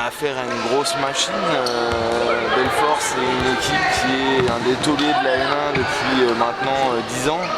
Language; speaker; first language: French; native; French